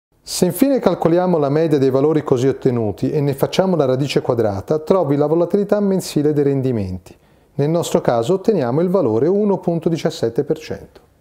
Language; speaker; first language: Italian; native; Italian